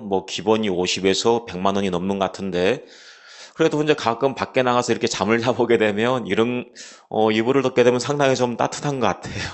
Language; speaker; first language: Korean; native; Korean